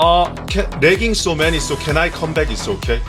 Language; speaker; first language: English; non-native, learner; Korean